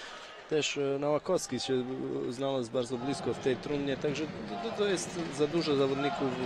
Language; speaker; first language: Polish; non-native, fluent; Bosnian